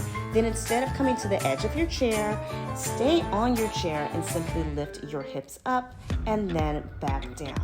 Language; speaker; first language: English; native; English